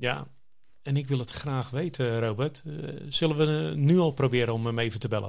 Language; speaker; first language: Dutch; native; Dutch